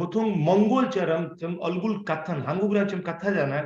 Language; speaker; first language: Korean; non-native, fluent; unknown